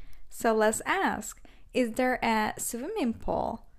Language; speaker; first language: English; non-native, fluent; Turkish